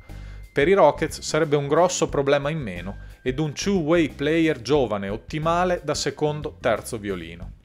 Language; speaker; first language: Italian; native; Italian